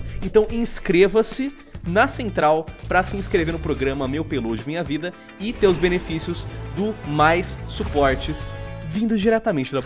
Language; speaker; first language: Portuguese; native; Portuguese